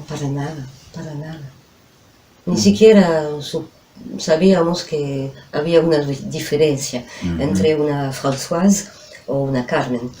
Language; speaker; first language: Spanish; non-native, fluent; French